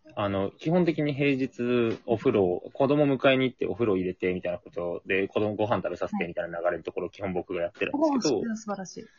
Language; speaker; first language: Japanese; native; Japanese